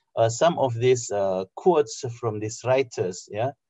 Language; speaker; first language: English; non-native, fluent; Indonesian